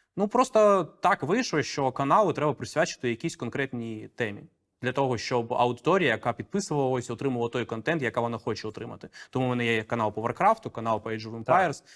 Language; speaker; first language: Ukrainian; non-native, local second language; Russian